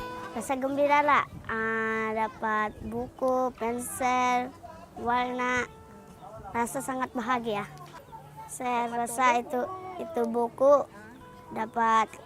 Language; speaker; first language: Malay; early bilingual, other home language; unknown